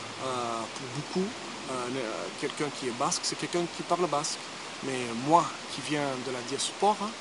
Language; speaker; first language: French; early bilingual, heritage; English